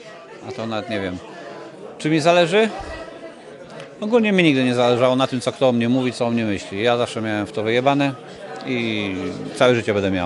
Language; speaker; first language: Polish; native; Polish